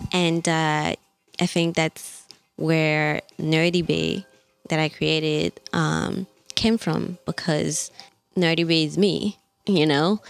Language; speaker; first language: English; non-native, fluent; French